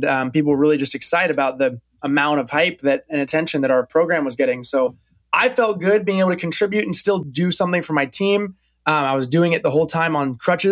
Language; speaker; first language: English; native; English